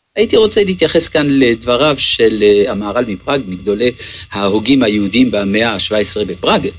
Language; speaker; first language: Hebrew; early bilingual, other home language; French